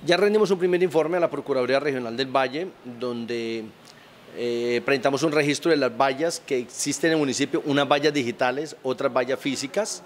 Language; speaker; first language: Spanish; native; Spanish